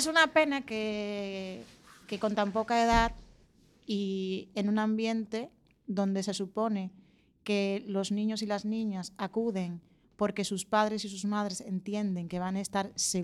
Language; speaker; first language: Spanish; native; Spanish